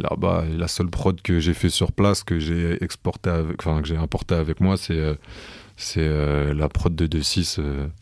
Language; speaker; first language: French; native; French